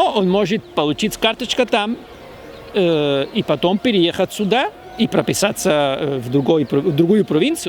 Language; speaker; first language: Russian; non-native, fluent; Spanish